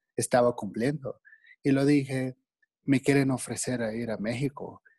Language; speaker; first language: Spanish; non-native, fluent; English